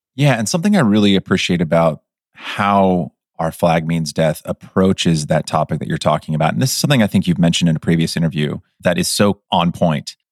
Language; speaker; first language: English; native; English